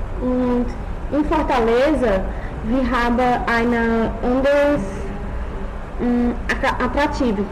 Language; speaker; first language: German; non-native, learner; Portuguese